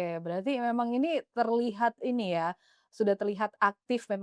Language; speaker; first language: Indonesian; native; Indonesian